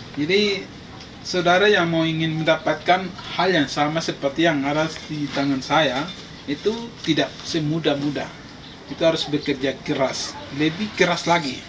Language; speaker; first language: Indonesian; non-native, local second language; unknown